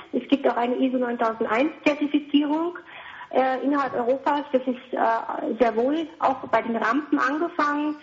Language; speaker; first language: German; native; German